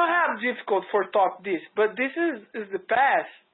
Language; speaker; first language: English; non-native, learner; Portuguese